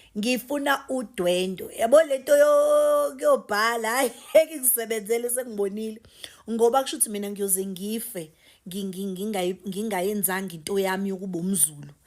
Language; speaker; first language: Zulu; native; Zulu